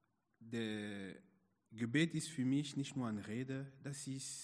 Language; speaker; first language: German; non-native, fluent; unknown